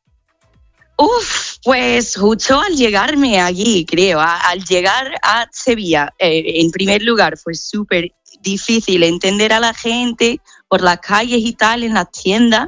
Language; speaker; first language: Spanish; non-native, fluent; English